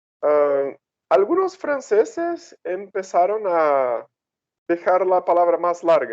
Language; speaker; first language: Spanish; non-native, fluent; Portuguese